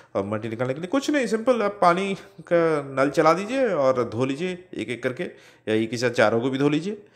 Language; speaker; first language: Hindi; non-native, local second language; Odia